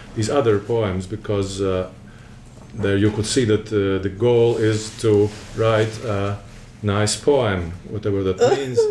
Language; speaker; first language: English; non-native, fluent; Latvian